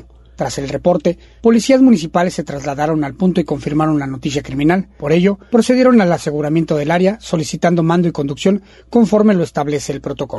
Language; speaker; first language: Spanish; native; Spanish